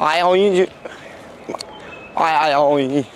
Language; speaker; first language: Danish; non-native, learner; Icelandic